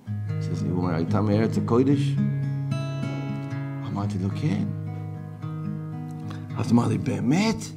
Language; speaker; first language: Hebrew; non-native, fluent; English